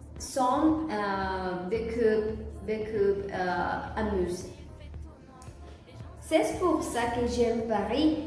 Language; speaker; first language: French; non-native, learner; Spanish